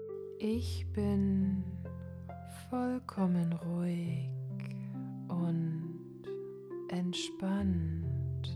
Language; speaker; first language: German; native; German